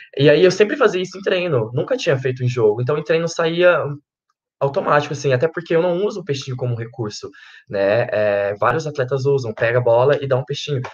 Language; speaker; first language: Portuguese; native; Portuguese